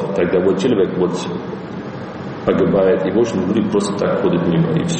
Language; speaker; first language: Russian; non-native, fluent; English